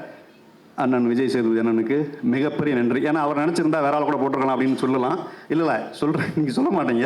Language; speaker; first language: Tamil; native; Tamil